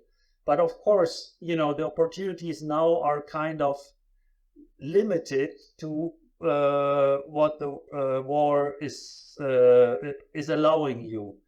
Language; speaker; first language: English; non-native, fluent; German